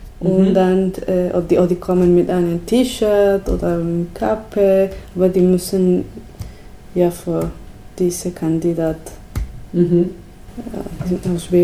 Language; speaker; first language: German; non-native, learner; Spanish